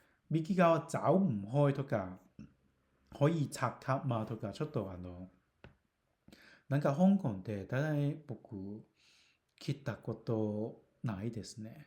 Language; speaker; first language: Japanese; non-native, fluent; Cantonese